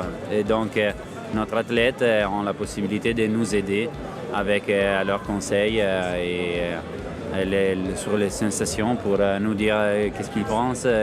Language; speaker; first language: French; non-native, fluent; Italian